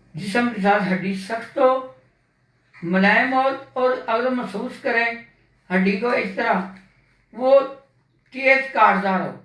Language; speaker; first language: Hindi; non-native, local second language; Punjabi